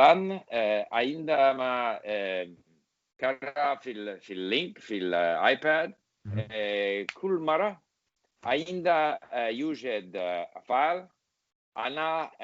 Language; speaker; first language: Arabic; non-native, learner; English